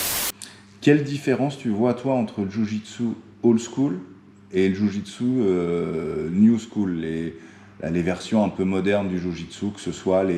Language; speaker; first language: French; native; French